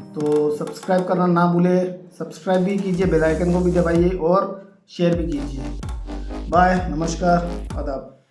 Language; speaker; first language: Hindi; non-native, local second language; Bangla